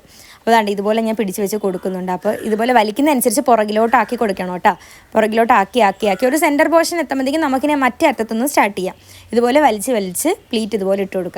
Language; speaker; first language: Malayalam; native; Malayalam